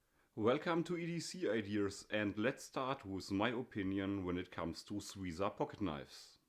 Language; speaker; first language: English; non-native, fluent; German